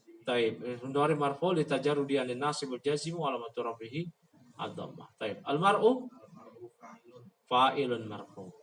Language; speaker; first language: Arabic; non-native, fluent; Indonesian